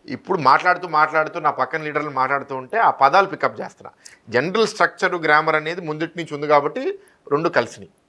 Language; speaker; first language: Telugu; native; Telugu